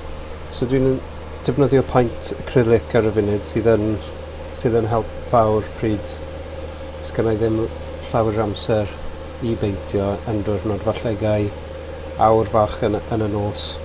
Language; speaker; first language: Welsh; non-native, local second language; English